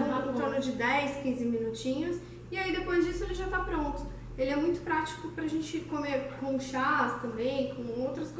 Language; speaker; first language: Portuguese; native; Portuguese